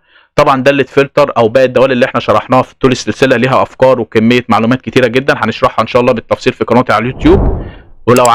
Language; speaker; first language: Arabic; native; Arabic